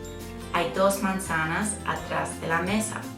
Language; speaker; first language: Spanish; non-native, fluent; English